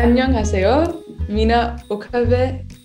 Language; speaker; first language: Korean; non-native, learner; Danish